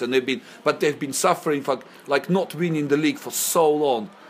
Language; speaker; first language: English; non-native, fluent; Russian